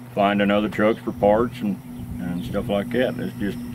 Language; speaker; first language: English; native; English